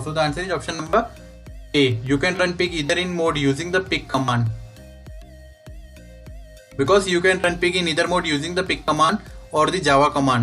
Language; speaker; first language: English; non-native, local second language; Hindi